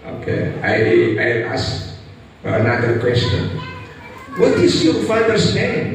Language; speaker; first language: English; non-native, fluent; Indonesian